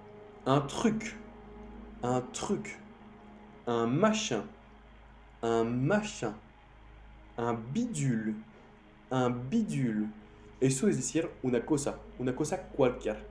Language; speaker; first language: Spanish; non-native, fluent; French